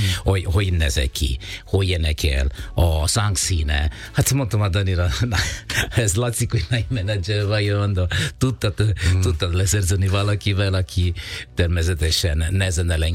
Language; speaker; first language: Hungarian; non-native, fluent; Italian